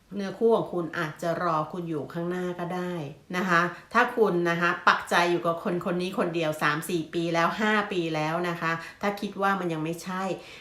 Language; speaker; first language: Thai; native; Thai